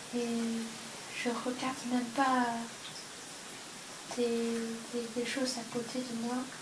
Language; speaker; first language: French; non-native, learner; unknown